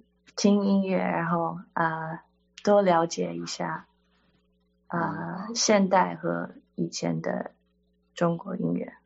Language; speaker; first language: Chinese; early bilingual, heritage; Chinese